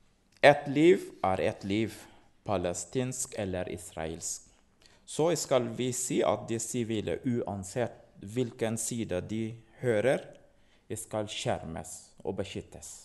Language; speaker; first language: Norwegian; non-native, fluent; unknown